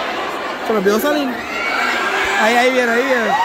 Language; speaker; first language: Spanish; native; Spanish